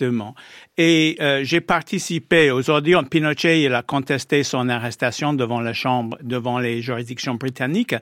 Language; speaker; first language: French; non-native, fluent; English